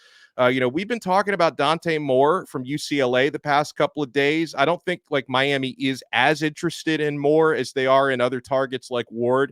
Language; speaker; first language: English; native; English